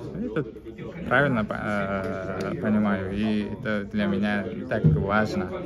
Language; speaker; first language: Russian; non-native, local second language; Uzbek